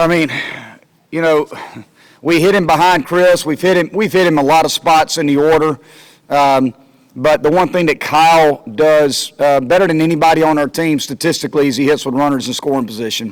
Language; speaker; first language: English; native; English